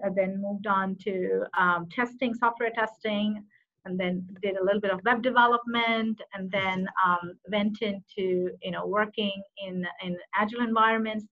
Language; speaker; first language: English; non-native, local second language; Tamil